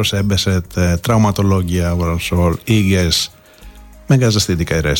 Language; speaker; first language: Hungarian; non-native, learner; Greek